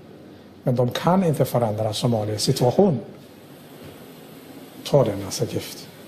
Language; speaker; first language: Swedish; non-native, local second language; Somali